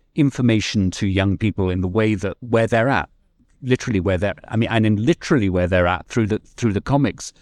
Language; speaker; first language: English; native; English